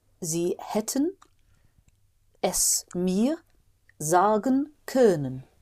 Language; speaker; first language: German; non-native, learner; English